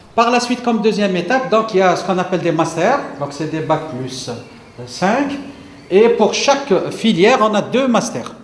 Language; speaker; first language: French; non-native, local second language; Arabic